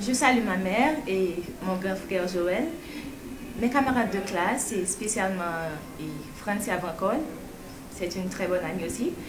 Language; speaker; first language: French; non-native, local second language; Haitian Creole